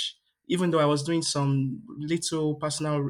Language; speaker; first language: English; non-native, local second language; Yoruba